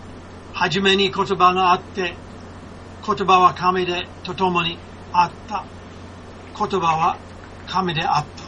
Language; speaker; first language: Japanese; non-native, fluent; English